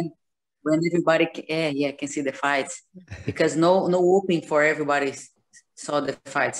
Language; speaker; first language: English; non-native, learner; Portuguese